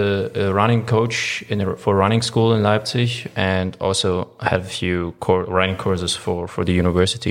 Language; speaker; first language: English; non-native, fluent; German